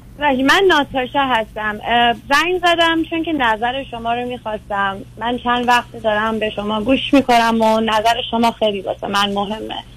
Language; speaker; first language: Persian; early bilingual, heritage; Persian